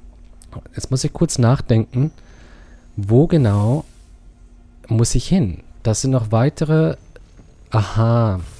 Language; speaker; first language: German; non-native, learner; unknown